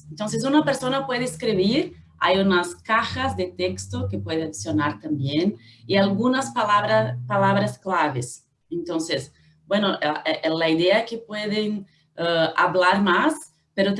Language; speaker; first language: Spanish; non-native, learner; Portuguese